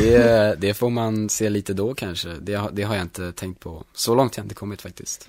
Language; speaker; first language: Swedish; native; Swedish